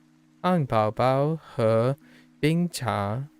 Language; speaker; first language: Chinese; non-native, learner; English